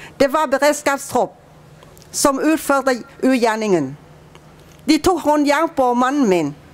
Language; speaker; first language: Norwegian; non-native, fluent; Vietnamese